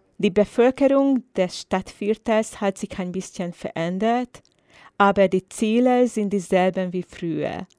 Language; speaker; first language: German; non-native, fluent; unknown